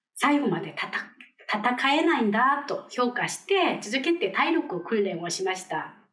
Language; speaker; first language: Japanese; non-native, fluent; Korean